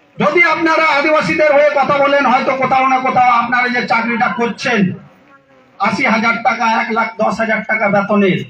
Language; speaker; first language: Bangla; non-native, local second language; Santali